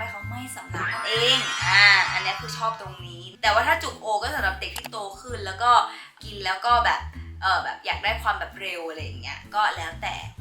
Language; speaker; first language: Thai; native; Thai